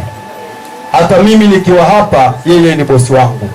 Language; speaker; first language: Swahili; native; Swahili